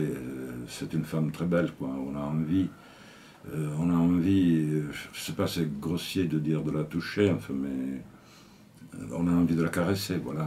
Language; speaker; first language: French; native; French